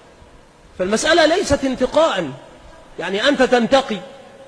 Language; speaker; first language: Arabic; native; Arabic